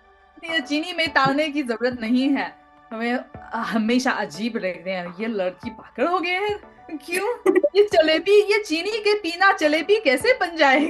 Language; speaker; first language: Hindi; non-native, learner; Chinese